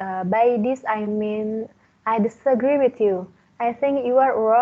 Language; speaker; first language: English; non-native, learner; Indonesian